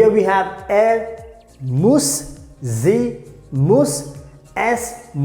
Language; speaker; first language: German; non-native, fluent; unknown